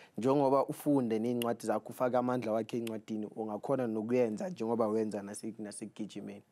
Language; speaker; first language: Zulu; native; Zulu